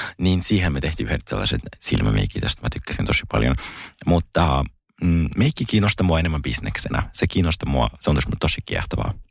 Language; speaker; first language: Finnish; early bilingual, other home language; Russian